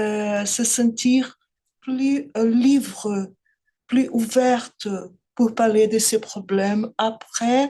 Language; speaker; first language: French; non-native, fluent; Portuguese